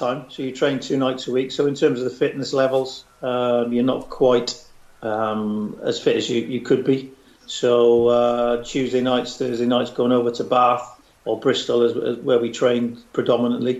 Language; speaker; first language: English; native; English